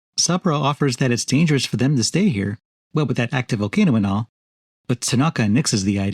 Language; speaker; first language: English; native; English